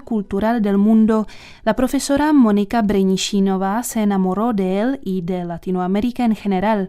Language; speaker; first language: Spanish; native; Spanish